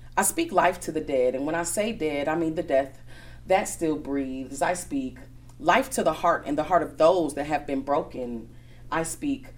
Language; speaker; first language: English; native; English